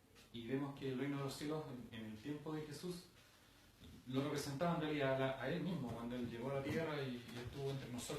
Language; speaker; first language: Spanish; native; Spanish